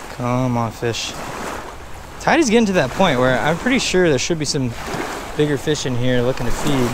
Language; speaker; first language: English; native; English